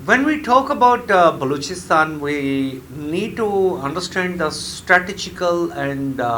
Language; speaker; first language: English; non-native, local second language; Urdu